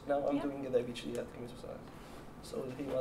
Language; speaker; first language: English; non-native, learner; Arabic